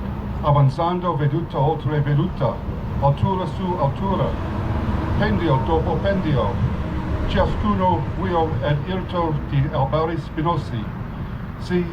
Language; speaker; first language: Italian; non-native, learner; English